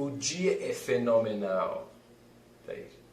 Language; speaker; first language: Portuguese; non-native, fluent; English